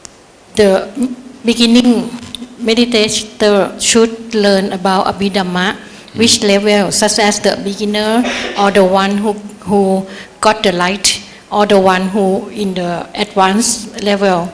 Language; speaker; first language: English; non-native, learner; Thai